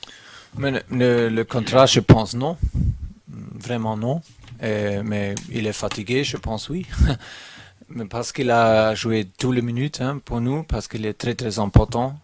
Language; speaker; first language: French; non-native, learner; German